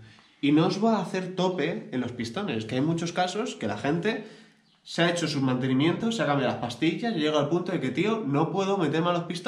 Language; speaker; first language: Spanish; native; Spanish